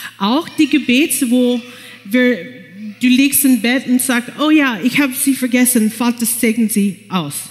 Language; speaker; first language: German; non-native, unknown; English